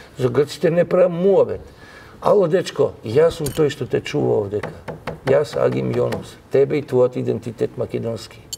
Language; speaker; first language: Macedonian; non-native, local second language; Albanian